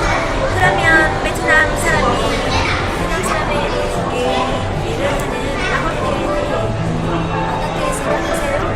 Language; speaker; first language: Korean; non-native, learner; Vietnamese